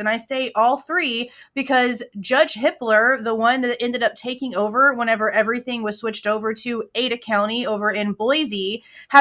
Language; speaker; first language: English; native; English